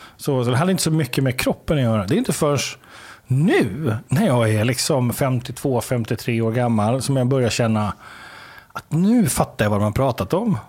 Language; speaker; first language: Swedish; native; Swedish